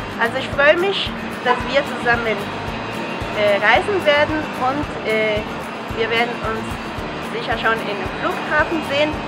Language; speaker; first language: German; non-native, fluent; Spanish